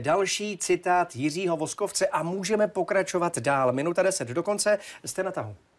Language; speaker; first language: Czech; native; Czech